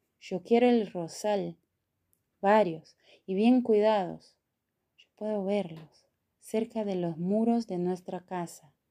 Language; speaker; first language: Spanish; non-native, fluent; Portuguese